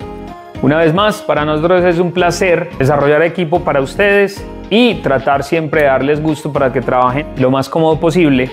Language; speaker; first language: Spanish; native; Spanish